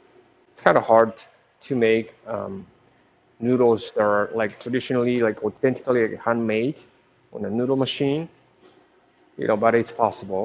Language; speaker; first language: English; non-native, fluent; Japanese